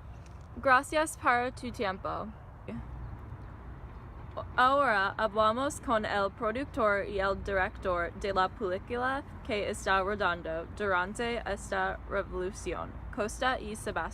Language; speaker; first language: Spanish; non-native, learner; English